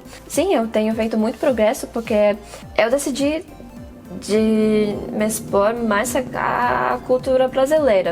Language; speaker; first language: Portuguese; non-native, fluent; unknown